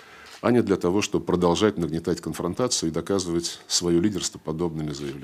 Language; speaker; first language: Russian; native; Russian